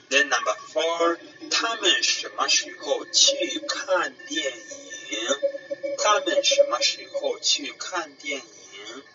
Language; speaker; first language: Chinese; non-native, fluent; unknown